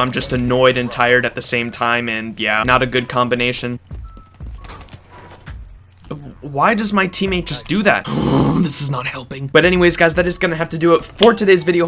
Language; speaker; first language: English; native; English